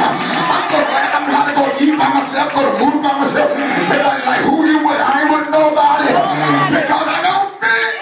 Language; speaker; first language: English; native; English